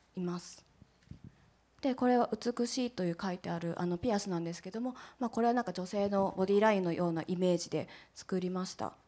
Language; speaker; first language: Japanese; native; Japanese